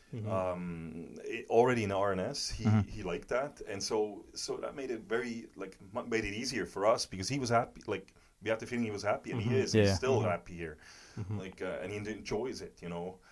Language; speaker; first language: English; non-native, fluent; German